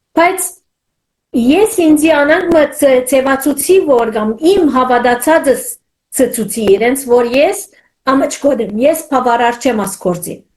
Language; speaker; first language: Armenian; early bilingual, heritage; Armenian